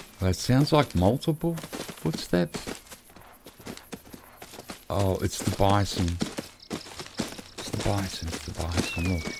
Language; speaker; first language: English; native; English